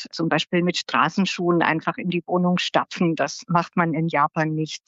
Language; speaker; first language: German; native; German